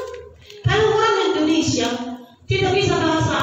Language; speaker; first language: Indonesian; non-native, learner; Arabic